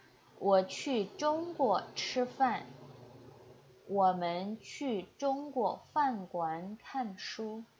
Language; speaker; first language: Chinese; non-native, fluent; Indonesian